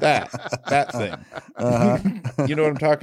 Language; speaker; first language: English; native; English